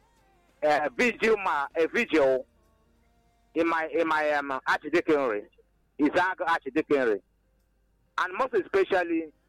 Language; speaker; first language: English; non-native, local second language; Igbo